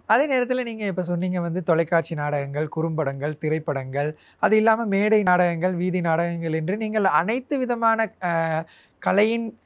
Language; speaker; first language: Tamil; native; Tamil